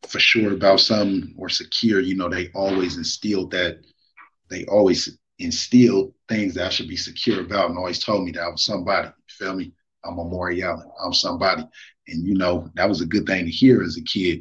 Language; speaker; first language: English; native; English